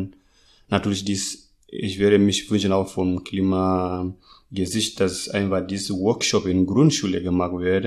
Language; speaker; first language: German; non-native, learner; Masai